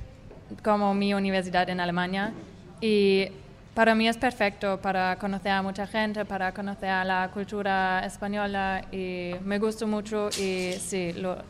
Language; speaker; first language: Spanish; non-native, fluent; German